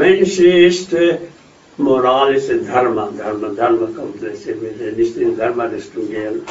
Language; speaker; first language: German; non-native, fluent; Hindi